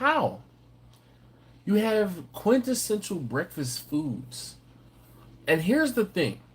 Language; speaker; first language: English; native; English